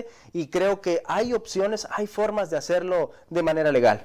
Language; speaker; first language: Spanish; native; Spanish